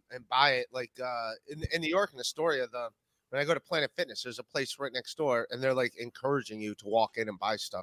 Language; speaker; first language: English; native; English